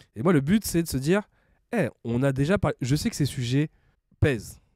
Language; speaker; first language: French; native; French